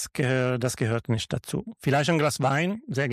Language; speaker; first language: German; non-native, learner; Italian